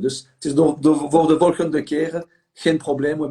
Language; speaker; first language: Dutch; non-native, local second language; French